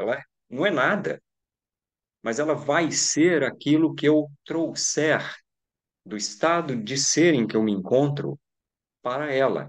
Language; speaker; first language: Portuguese; native; Portuguese